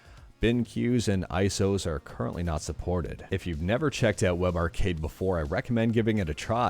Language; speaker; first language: English; native; English